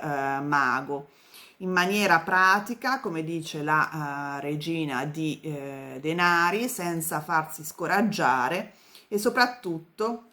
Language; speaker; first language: Italian; native; Italian